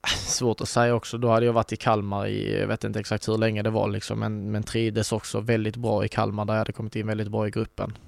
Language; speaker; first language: Swedish; native; Swedish